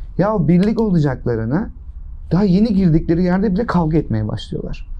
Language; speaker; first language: Turkish; early bilingual, heritage; English